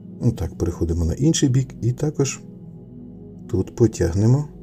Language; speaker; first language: Ukrainian; native; Ukrainian